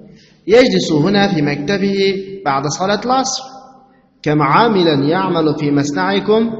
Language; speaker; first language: Arabic; non-native, fluent; Uzbek